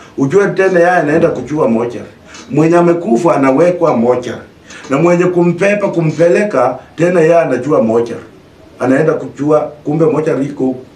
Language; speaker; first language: Swahili; non-native, local second language; Luyia